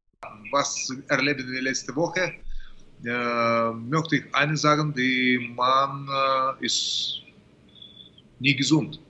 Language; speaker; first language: German; non-native, fluent; Russian